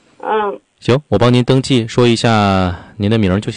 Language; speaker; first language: Chinese; native; Chinese